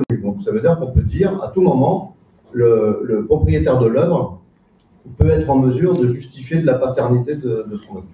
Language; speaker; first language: French; native; French